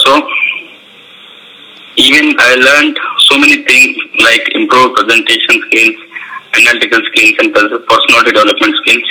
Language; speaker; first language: English; non-native, local second language; Urdu